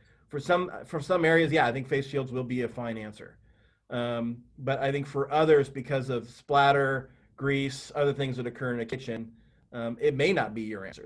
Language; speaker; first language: English; native; English